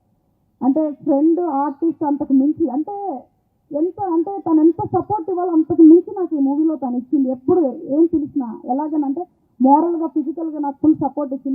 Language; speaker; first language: Telugu; native; Telugu